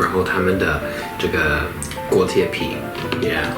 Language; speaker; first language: Chinese; non-native, fluent; English